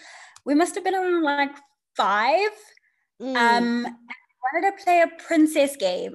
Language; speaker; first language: English; native; English